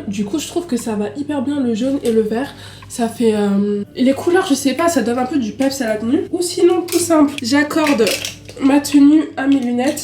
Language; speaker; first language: French; native; French